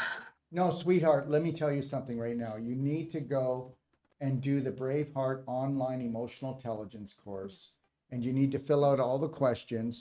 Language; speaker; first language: English; native; English